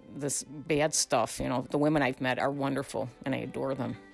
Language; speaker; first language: English; native; English